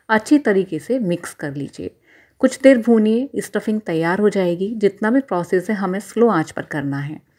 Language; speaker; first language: Hindi; native; Hindi